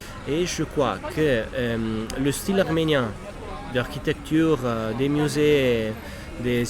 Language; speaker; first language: French; non-native, fluent; Italian